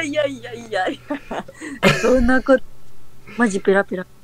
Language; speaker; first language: Japanese; non-native, fluent; Indonesian